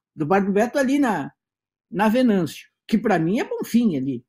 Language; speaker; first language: Portuguese; native; Portuguese